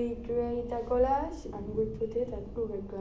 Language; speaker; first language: English; non-native, learner; Catalan